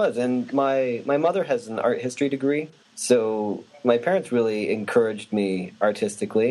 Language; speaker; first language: English; native; English